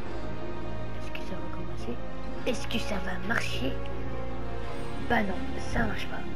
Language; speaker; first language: French; native; French